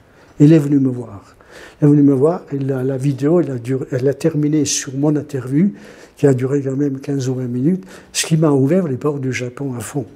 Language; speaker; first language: French; non-native, fluent; Italian